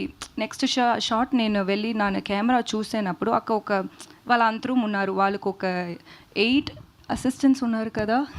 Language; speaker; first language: Telugu; non-native, learner; Tamil